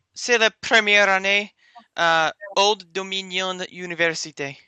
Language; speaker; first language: French; non-native, learner; English